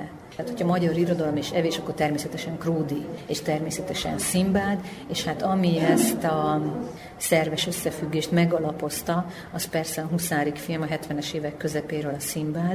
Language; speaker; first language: Hungarian; native; Hungarian